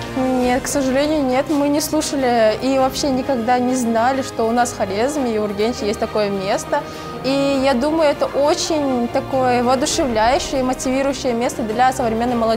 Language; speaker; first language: Russian; non-native, local second language; Uzbek